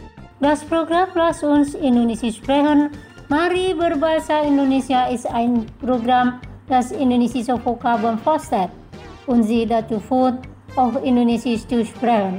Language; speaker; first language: German; non-native, fluent; Indonesian